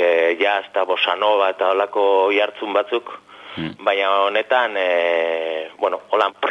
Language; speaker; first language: Basque; native; Basque